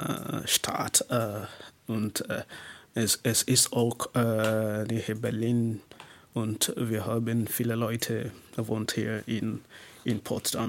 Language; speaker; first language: German; non-native, learner; English